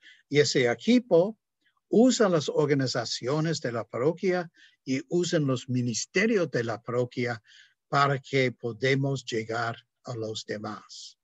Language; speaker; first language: Spanish; non-native, fluent; English